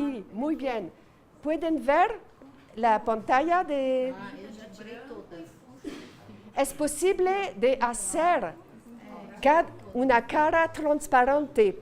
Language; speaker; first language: Spanish; non-native, fluent; French